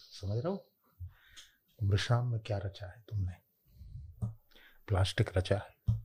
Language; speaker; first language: Hindi; native; Hindi